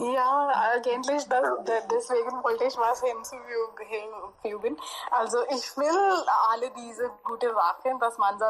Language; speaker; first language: German; non-native, learner; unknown